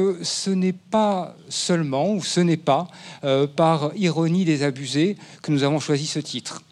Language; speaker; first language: French; native; French